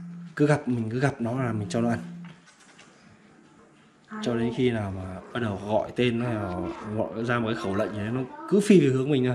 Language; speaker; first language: Vietnamese; native; Vietnamese